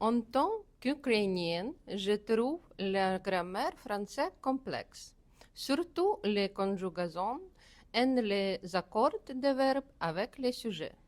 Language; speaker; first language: French; non-native, learner; Ukrainian